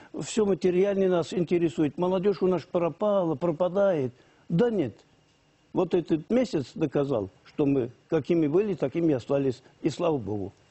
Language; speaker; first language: Russian; non-native, local second language; Tatar